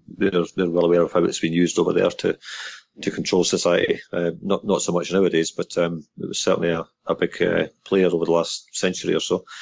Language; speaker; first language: English; native; English